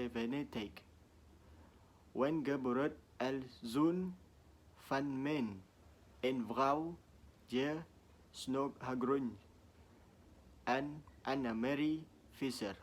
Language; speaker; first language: Dutch; non-native, learner; Indonesian